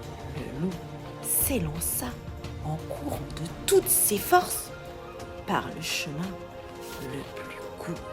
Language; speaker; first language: French; native; French